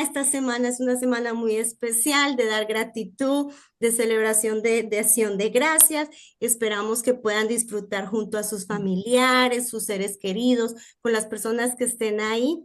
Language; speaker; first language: Spanish; native; Spanish